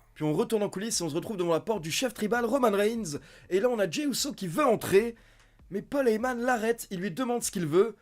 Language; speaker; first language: French; native; French